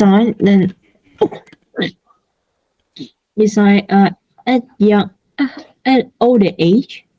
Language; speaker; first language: English; non-native, learner; Vietnamese